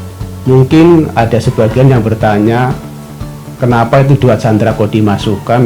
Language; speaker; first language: Indonesian; non-native, local second language; Javanese